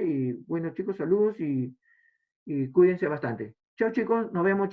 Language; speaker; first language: Spanish; native; Spanish